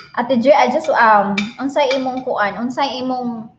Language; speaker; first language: Filipino; non-native, local second language; Cebuano